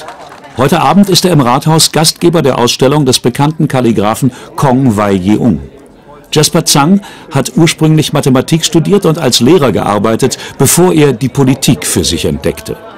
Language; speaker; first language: German; native; German